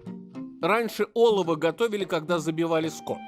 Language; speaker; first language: Russian; native; Russian